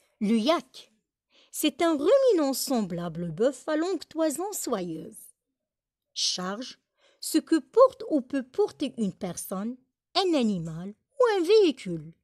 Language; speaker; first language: French; non-native, local second language; Arabic